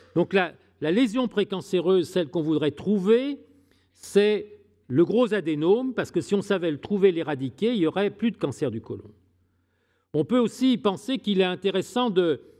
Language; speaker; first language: French; native; French